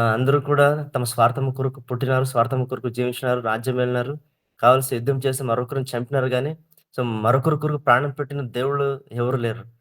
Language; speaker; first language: Telugu; non-native, local second language; Kannada